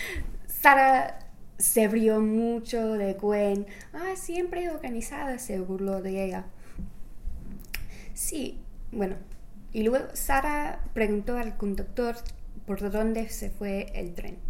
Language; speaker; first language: Spanish; non-native, fluent; English